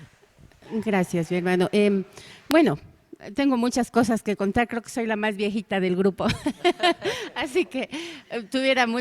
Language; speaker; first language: Spanish; native; Spanish